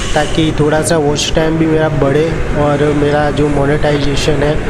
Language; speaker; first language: Hindi; non-native, local second language; Gujarati